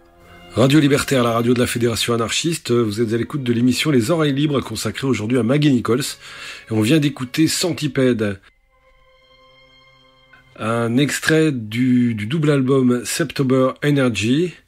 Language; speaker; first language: French; native; French